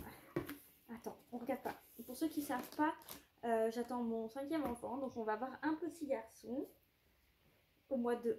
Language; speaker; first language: French; native; French